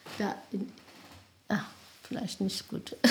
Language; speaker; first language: German; non-native, learner; Amharic